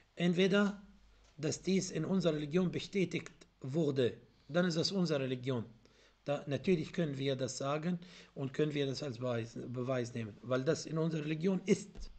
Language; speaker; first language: German; non-native, fluent; Arabic